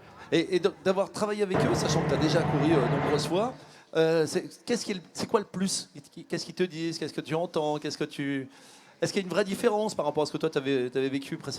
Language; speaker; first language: French; native; French